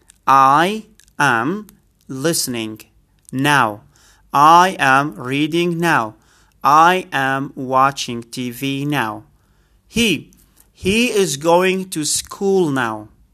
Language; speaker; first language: English; non-native, fluent; Central Kurdish